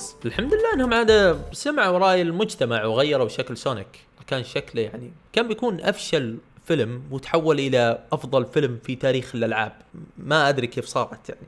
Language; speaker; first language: Arabic; native; Arabic